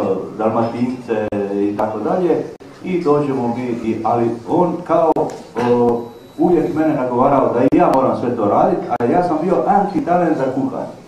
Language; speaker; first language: Serbian; native; Serbian